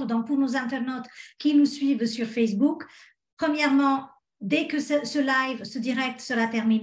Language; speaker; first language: French; native; French